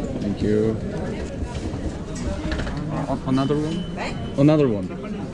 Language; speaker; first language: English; non-native, learner; Korean